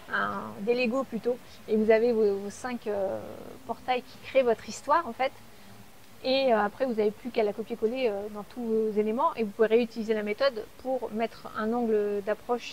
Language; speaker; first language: French; native; French